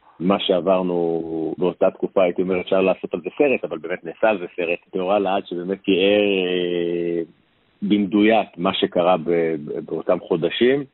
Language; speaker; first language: Hebrew; native; Hebrew